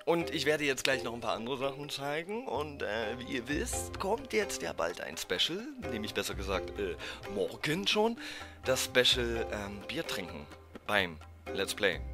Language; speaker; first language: German; native; German